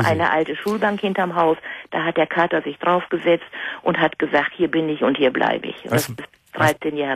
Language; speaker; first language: German; native; German